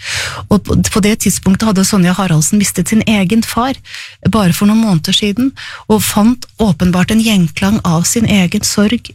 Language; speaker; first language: Norwegian; native; Norwegian